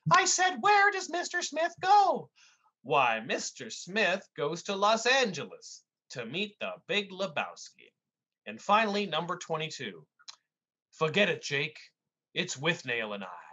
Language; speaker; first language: English; native; English